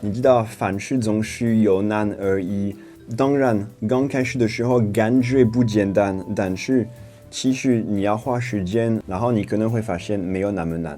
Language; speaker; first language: Chinese; non-native, fluent; French